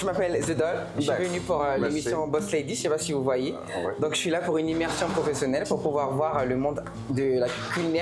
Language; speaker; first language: French; native; French